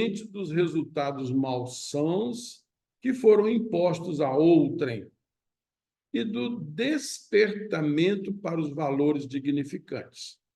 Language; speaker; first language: Portuguese; native; Portuguese